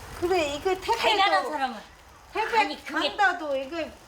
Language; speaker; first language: Korean; non-native, learner; Vietnamese